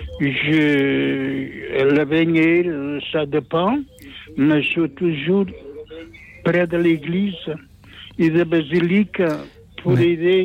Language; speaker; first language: French; non-native, learner; Portuguese